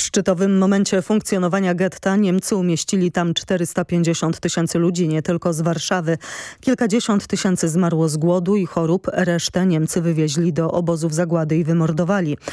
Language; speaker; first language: Polish; native; Polish